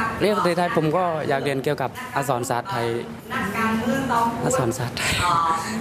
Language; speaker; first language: Thai; non-native, learner; Khmer